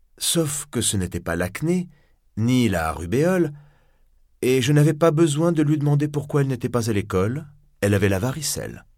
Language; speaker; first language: French; native; French